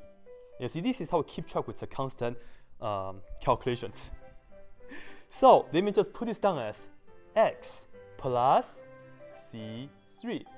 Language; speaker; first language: English; non-native, fluent; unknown